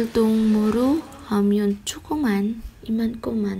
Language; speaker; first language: Korean; non-native, learner; Filipino